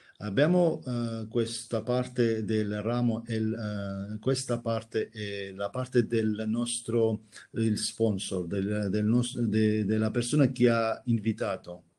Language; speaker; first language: Italian; non-native, fluent; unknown